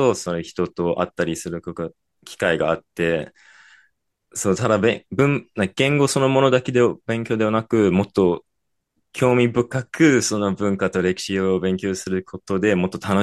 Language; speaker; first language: Japanese; non-native, fluent; English